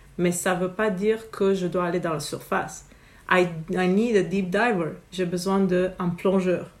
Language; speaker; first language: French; non-native, fluent; Romanian